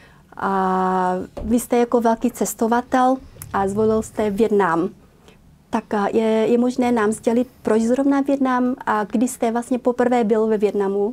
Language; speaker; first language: Czech; non-native, fluent; Vietnamese